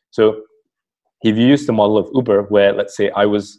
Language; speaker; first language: English; native; English